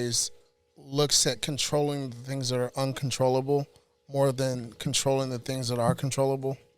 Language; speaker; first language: English; native; English